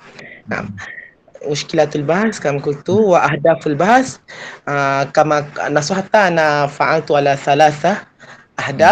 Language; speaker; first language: Arabic; non-native, fluent; Malay